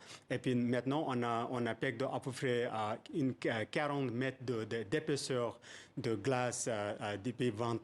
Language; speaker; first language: French; non-native, fluent; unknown